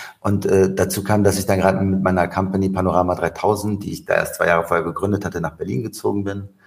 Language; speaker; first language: German; early bilingual, other home language; Arabic